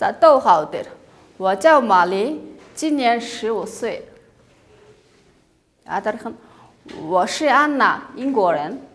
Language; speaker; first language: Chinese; non-native, fluent; Mongolian